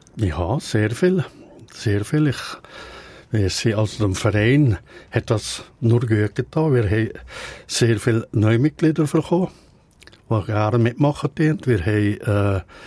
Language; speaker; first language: German; native; German